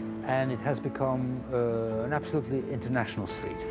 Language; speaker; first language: English; non-native, fluent; Dutch